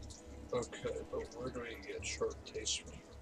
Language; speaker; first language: English; native; English